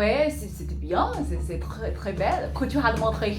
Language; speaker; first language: French; non-native, learner; Chinese